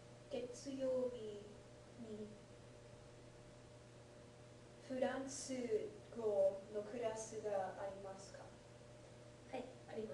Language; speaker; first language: Japanese; non-native, learner; English